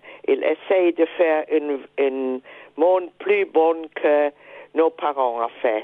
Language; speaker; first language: French; non-native, fluent; German